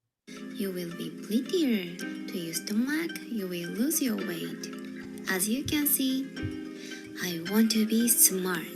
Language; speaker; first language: English; non-native, learner; Japanese